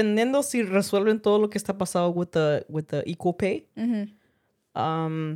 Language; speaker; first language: Spanish; early bilingual, heritage; Spanish